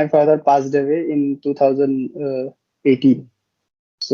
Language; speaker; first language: English; non-native, learner; Hindi